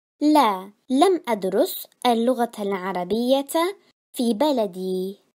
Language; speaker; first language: Arabic; non-native, fluent; Turkish